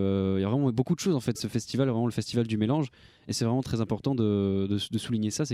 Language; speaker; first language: French; native; French